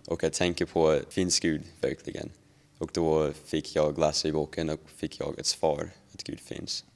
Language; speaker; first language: Swedish; non-native, learner; English